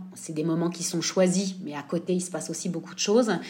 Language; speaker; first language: French; native; French